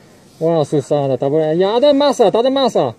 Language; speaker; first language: Indonesian; non-native, learner; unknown